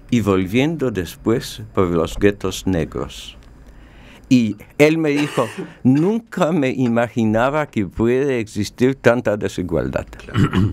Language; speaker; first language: Spanish; non-native, fluent; Polish